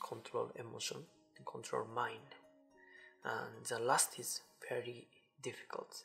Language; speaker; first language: English; non-native, learner; Japanese